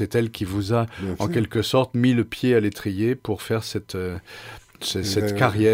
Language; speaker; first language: French; native; French